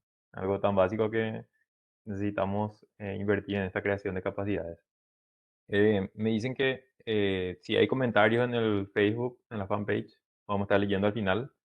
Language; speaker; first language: Spanish; native; Spanish